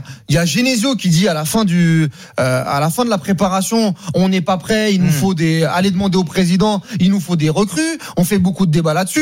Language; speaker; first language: French; native; French